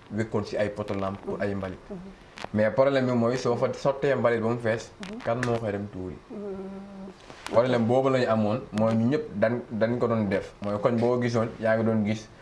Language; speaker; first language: Wolof; native; Wolof